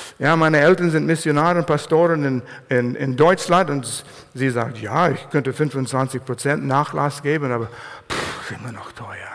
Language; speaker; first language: German; non-native, fluent; English